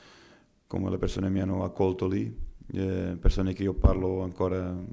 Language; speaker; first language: Italian; non-native, fluent; Portuguese